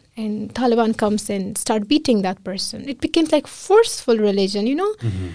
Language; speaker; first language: English; non-native, fluent; Pashto